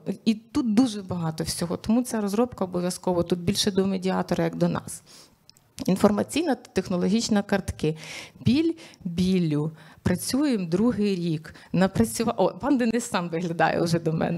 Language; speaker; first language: Ukrainian; native; Ukrainian